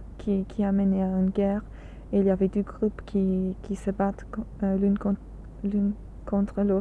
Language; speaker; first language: French; non-native, learner; English